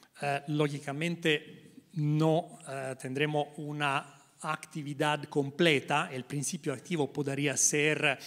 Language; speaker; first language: Spanish; non-native, learner; Italian